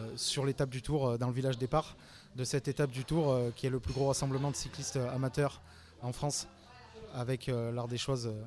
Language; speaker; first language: French; native; French